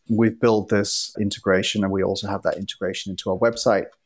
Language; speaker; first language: English; non-native, fluent; Danish